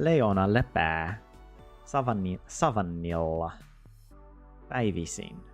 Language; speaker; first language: Finnish; non-native, learner; English